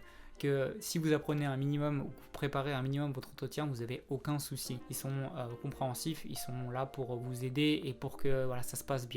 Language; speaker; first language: French; native; French